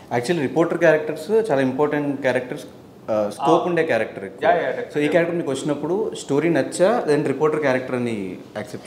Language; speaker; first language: Telugu; native; Telugu